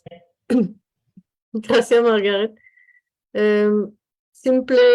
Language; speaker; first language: Spanish; non-native, learner; French